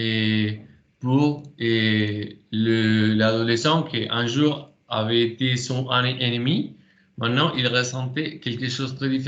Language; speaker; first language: French; non-native, fluent; Spanish